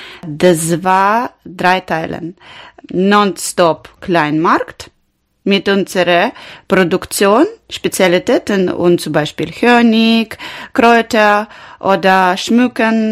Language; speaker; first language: German; non-native, learner; Ukrainian